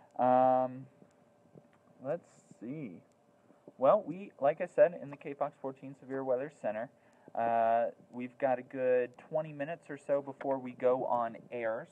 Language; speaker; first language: English; native; English